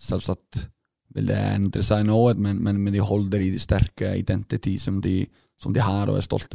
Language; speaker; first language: Norwegian; non-native, fluent; Icelandic